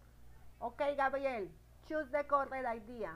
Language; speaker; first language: English; non-native, learner; Spanish